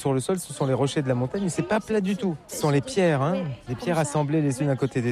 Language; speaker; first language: French; native; French